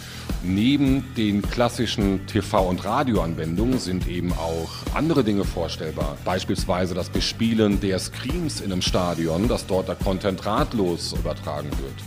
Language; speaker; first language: German; native; German